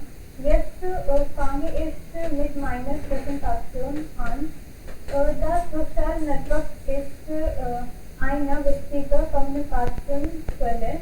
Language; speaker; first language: German; non-native, learner; Hindi